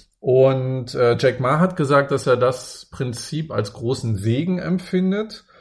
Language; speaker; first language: German; native; German